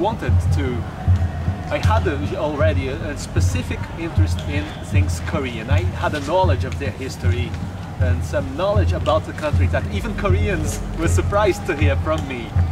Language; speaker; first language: English; non-native, fluent; Portuguese